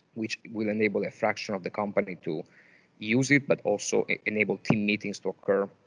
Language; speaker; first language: English; non-native, fluent; Italian